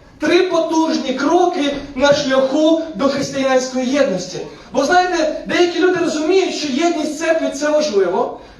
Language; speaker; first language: Ukrainian; non-native, local second language; Russian